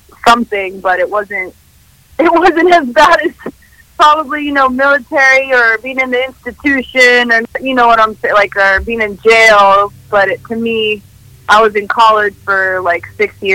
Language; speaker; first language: English; early bilingual, other home language; Spanish